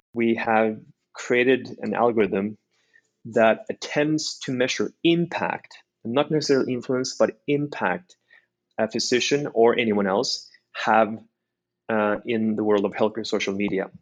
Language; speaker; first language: English; non-native, fluent; Norwegian